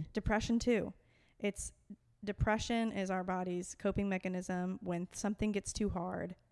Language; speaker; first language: English; native; English